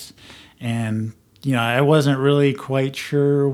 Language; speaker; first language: English; native; English